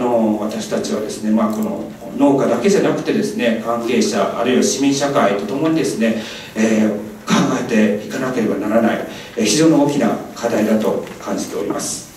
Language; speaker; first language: Japanese; native; Japanese